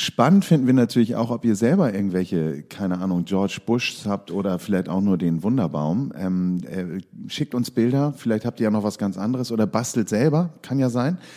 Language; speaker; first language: German; native; German